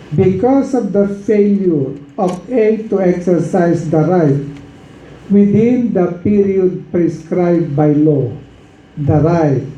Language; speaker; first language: English; non-native, local second language; Filipino